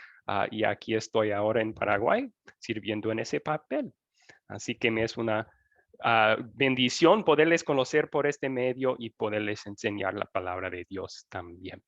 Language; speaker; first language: Spanish; non-native, fluent; English